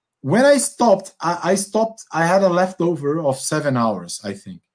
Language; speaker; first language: English; non-native, fluent; Portuguese